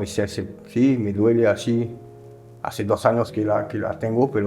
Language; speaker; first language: Spanish; non-native, learner; French